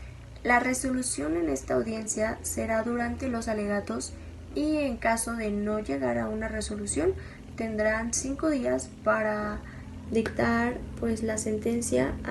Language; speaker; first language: Spanish; native; Spanish